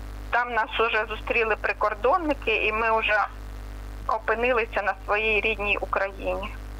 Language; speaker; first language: Ukrainian; non-native, local second language; Russian